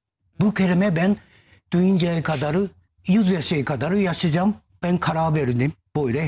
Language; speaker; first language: Turkish; non-native, learner; Japanese